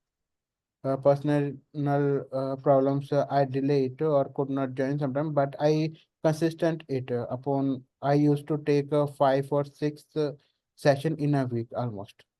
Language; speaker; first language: English; non-native, learner; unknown